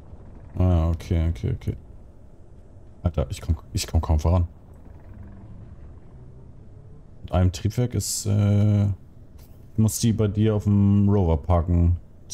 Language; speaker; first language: German; native; German